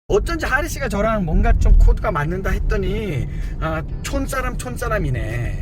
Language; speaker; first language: Korean; non-native, learner; Vietnamese